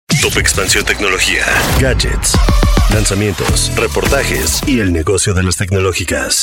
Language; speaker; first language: Spanish; native; Spanish